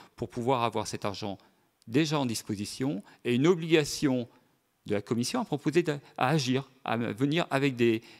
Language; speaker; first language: French; native; French